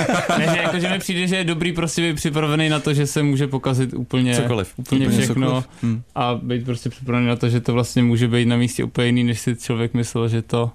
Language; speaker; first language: Czech; native; Czech